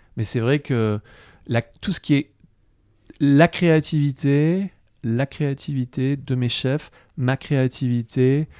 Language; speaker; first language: French; native; French